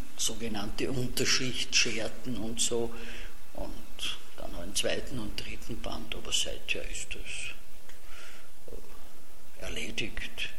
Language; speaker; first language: German; non-native, local second language; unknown